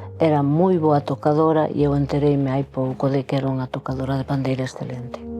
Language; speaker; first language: Galician; native; Galician